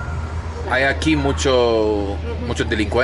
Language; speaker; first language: Spanish; non-native, learner; English